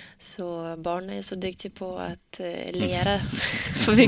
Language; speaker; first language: Swedish; non-native, learner; Russian